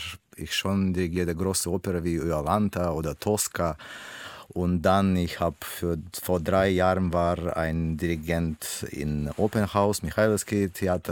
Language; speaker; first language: German; non-native, fluent; Russian